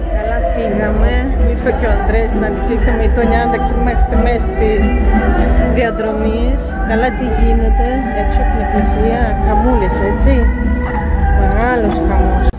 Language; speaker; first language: Greek; non-native, fluent; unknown